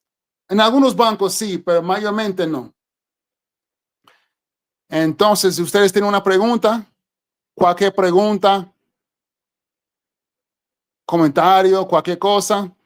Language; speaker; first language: Spanish; non-native, fluent; English